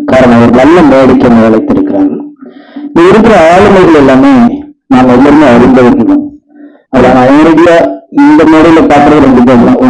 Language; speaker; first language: Tamil; native; Tamil